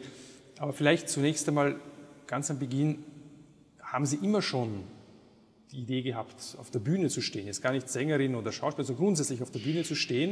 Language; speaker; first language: German; native; German